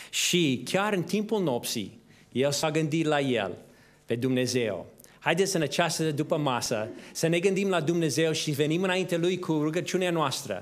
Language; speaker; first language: Romanian; non-native, fluent; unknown